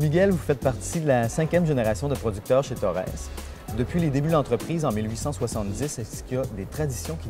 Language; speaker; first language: French; native; French